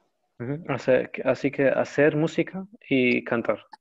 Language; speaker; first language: Spanish; non-native, learner; Arabic